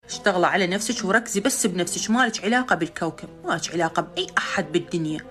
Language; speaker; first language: Arabic; native; Arabic